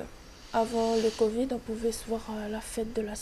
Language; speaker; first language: French; non-native, local second language; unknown